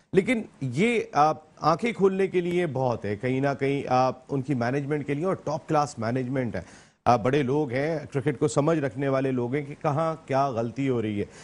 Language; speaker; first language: Urdu; native; Urdu